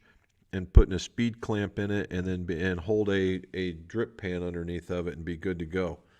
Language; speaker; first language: English; native; English